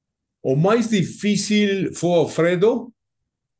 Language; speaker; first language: Portuguese; non-native, learner; Spanish